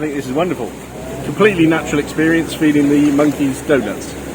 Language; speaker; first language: English; native; English